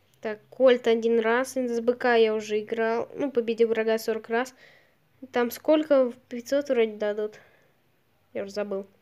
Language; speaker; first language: Russian; native; Russian